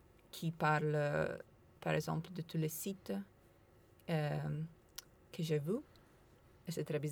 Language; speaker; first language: French; non-native, learner; Italian